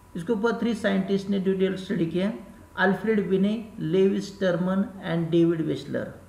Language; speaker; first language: Hindi; non-native, local second language; Marathi